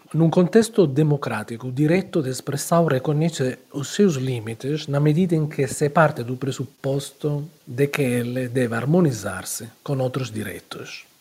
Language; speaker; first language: Portuguese; non-native, fluent; Italian